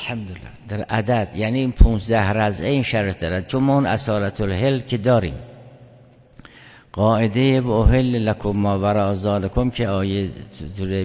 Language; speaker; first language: Persian; native; Persian